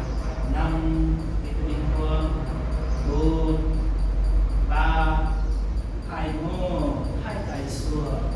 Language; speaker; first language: Vietnamese; non-native, learner; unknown